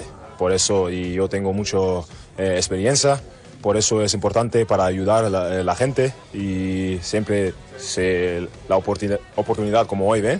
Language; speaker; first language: Spanish; non-native, learner; German